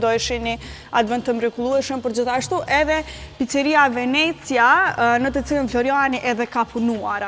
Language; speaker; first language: Albanian; native; Albanian